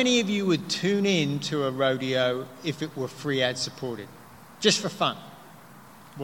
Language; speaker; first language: English; native; English